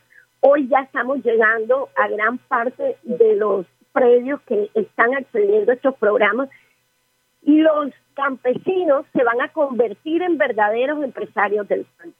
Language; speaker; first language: Spanish; native; Spanish